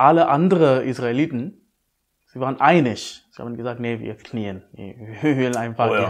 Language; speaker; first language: German; non-native, fluent; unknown